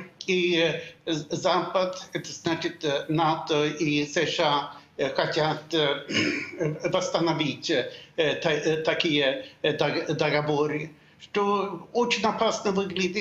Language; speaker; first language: Russian; non-native, fluent; Swedish